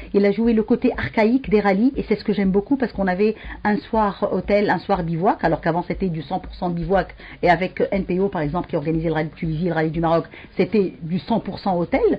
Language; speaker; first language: French; non-native, local second language; Arabic